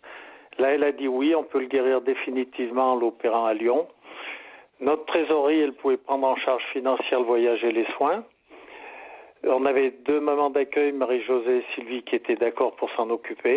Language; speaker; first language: French; native; French